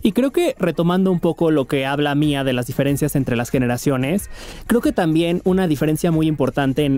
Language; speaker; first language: Spanish; native; Spanish